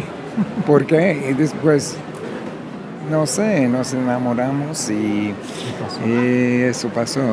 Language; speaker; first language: Spanish; non-native, fluent; English